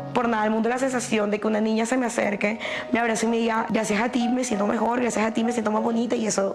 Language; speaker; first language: Spanish; native; Spanish